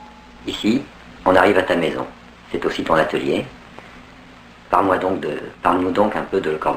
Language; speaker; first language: French; native; French